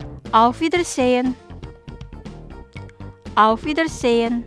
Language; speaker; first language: German; non-native, fluent; Indonesian